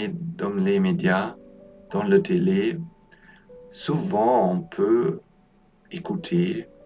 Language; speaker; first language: French; non-native, learner; Polish